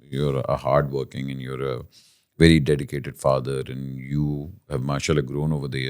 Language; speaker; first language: English; non-native, local second language; Urdu